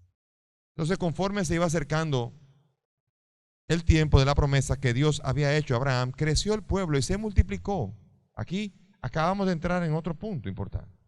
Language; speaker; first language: Spanish; native; Spanish